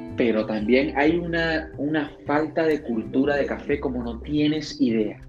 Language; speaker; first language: Spanish; native; Spanish